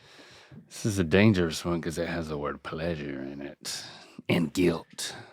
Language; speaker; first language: English; native; English